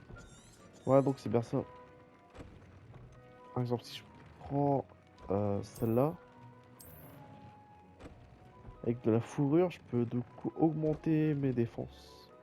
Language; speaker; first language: French; native; French